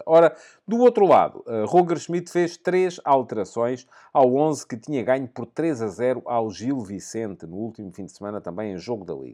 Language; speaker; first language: Portuguese; native; Portuguese